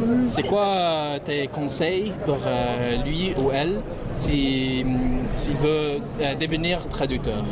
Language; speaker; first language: French; non-native, fluent; English